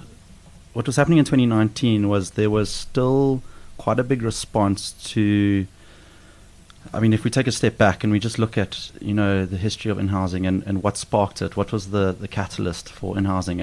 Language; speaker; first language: English; native; English